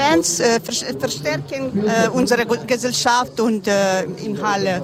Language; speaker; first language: German; non-native, learner; Ukrainian